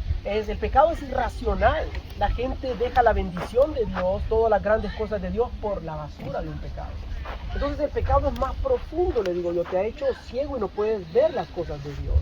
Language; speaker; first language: Spanish; native; Spanish